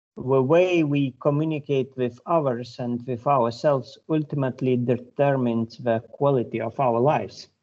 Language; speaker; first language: English; non-native, fluent; Lithuanian